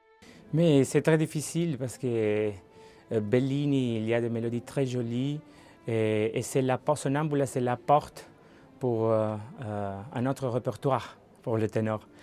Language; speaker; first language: French; non-native, fluent; Spanish